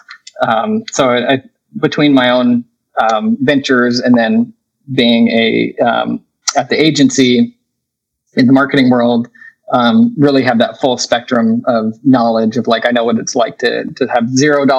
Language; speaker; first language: English; native; English